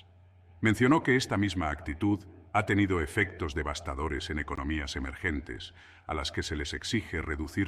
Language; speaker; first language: Spanish; native; Spanish